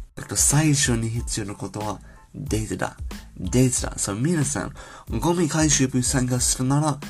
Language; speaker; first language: Japanese; non-native, learner; English